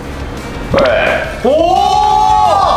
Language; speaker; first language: Chinese; non-native, fluent; Japanese